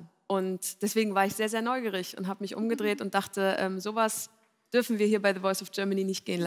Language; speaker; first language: German; native; German